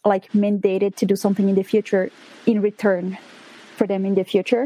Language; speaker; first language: English; non-native, fluent; Portuguese